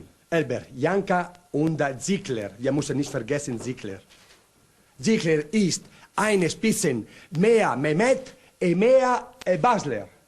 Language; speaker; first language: German; non-native, learner; Italian